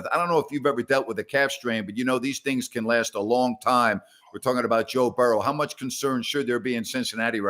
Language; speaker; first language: English; native; English